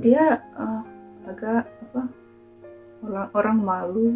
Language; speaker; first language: Indonesian; non-native, fluent; Russian